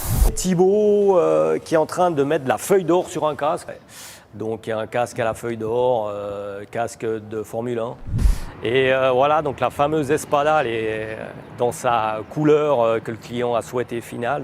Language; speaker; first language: French; native; French